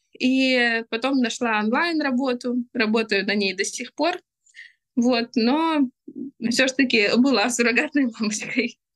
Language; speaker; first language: Russian; native; Russian